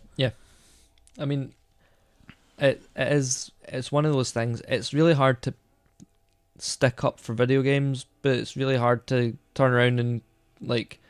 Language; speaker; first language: English; native; English